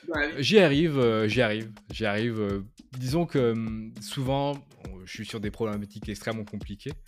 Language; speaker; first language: French; native; French